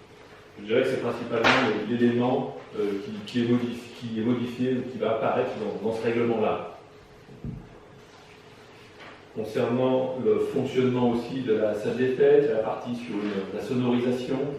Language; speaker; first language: French; native; French